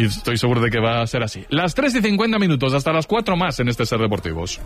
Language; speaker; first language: Spanish; native; Spanish